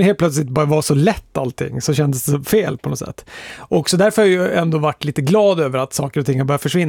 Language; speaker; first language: Swedish; native; Swedish